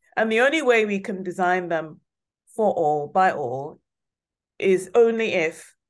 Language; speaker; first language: English; non-native, local second language; Yoruba